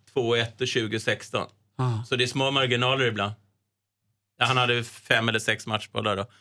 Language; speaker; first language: Swedish; native; Swedish